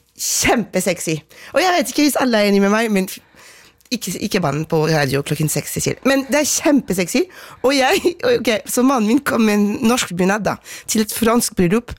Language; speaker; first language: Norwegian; non-native, fluent; French